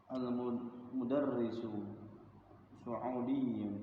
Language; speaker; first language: Arabic; non-native, learner; Indonesian